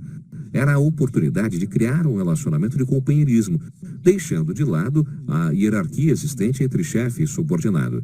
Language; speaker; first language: Portuguese; native; Portuguese